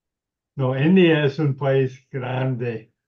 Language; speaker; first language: Spanish; non-native, learner; English